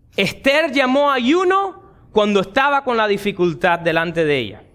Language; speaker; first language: Spanish; early bilingual, heritage; Spanish